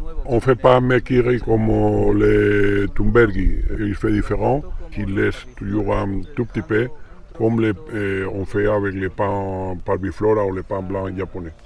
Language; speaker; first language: French; non-native, learner; Spanish